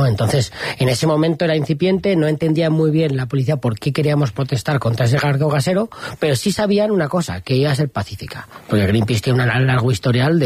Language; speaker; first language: Spanish; native; Spanish